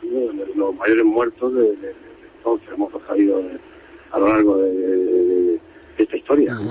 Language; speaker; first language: Spanish; native; Spanish